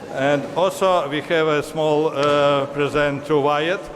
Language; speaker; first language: English; non-native, learner; Ukrainian